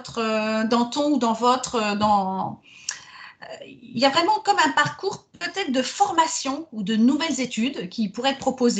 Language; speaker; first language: French; native; French